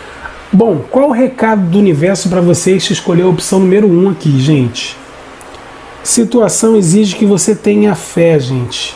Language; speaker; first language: Portuguese; native; Portuguese